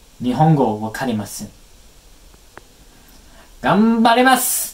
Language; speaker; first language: Japanese; non-native, learner; English